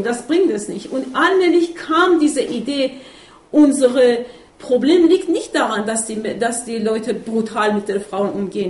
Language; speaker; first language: German; non-native, fluent; Persian